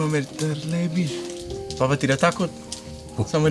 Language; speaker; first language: Indonesian; non-native, learner; Danish